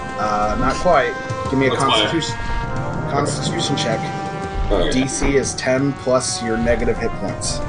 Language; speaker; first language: English; native; English